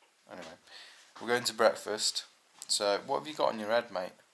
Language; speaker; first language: English; native; English